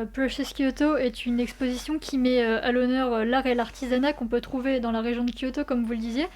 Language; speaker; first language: French; native; French